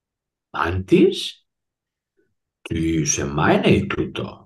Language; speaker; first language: Greek; non-native, fluent; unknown